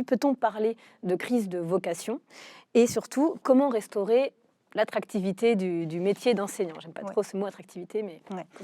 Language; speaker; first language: French; native; French